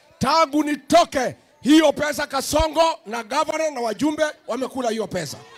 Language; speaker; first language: Swahili; non-native, local second language; Kikuyu